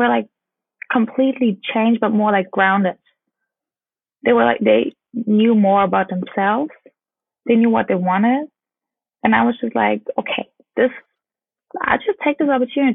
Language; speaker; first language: English; non-native, fluent; German